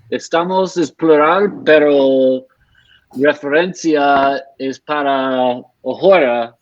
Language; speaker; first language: Spanish; non-native, learner; English